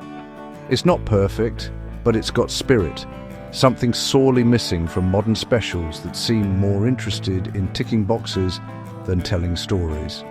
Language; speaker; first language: English; native; English